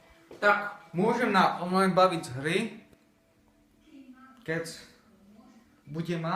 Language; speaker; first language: Slovak; early bilingual, heritage; Slovak